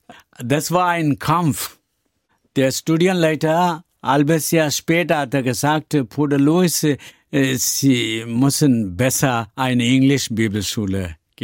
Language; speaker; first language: German; non-native, learner; Tamil